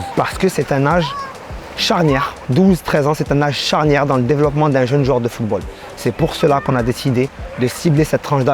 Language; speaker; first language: French; native; French